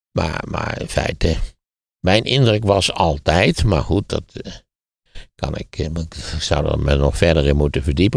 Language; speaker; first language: Dutch; native; Dutch